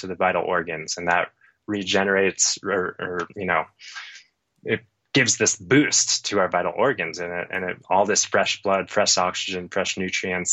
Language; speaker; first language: English; native; English